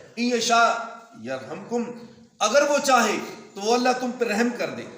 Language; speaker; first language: Urdu; non-native, local second language; Punjabi